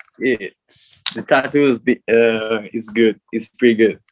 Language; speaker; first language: English; non-native, learner; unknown